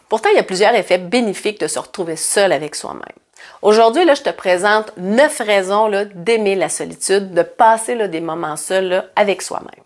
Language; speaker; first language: French; native; French